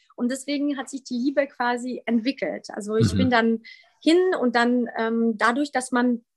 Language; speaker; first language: German; early bilingual, other home language; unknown